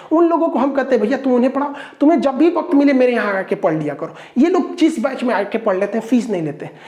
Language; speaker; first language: Hindi; native; Hindi